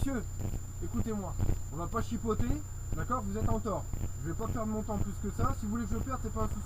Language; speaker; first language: French; native; French